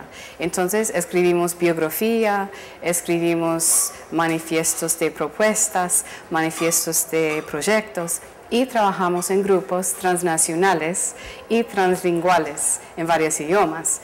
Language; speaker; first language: Spanish; non-native, fluent; English